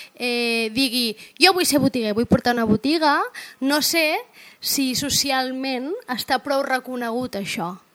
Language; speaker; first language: Catalan; native; Catalan